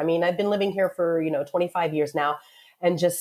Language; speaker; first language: English; native; English